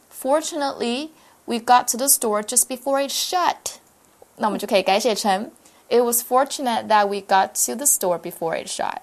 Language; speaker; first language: English; non-native, fluent; Chinese